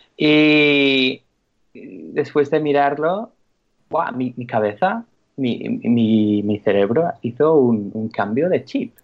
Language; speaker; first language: Spanish; non-native, fluent; English